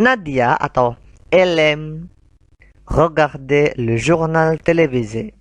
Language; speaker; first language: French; non-native, fluent; Indonesian